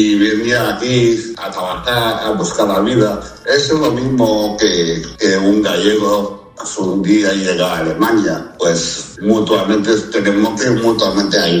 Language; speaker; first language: Spanish; non-native, fluent; Chinese